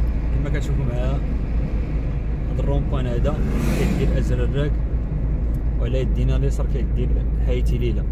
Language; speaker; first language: Arabic; native; Arabic